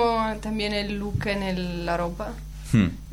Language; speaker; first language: Spanish; non-native, learner; Italian